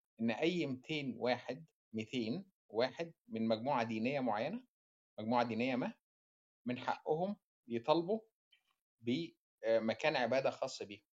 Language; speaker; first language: Arabic; native; Arabic